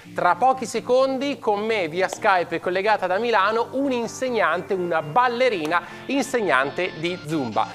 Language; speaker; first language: Italian; native; Italian